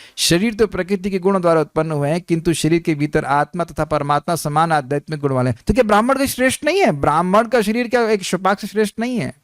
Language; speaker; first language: Hindi; native; Hindi